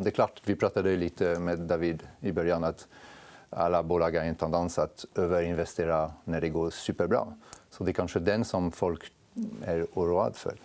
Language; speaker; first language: Swedish; non-native, fluent; French